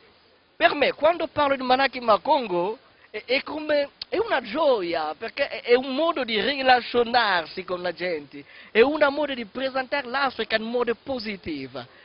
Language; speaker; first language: Italian; non-native, fluent; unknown